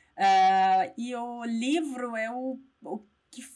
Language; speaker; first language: Portuguese; non-native, fluent; Persian